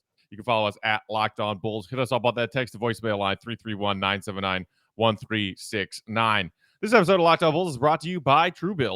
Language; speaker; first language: English; native; English